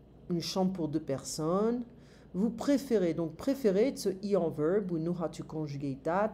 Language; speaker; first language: French; native; French